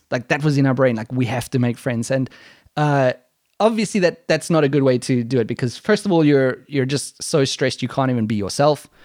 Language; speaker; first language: English; native; English